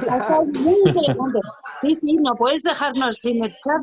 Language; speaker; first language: Spanish; native; Spanish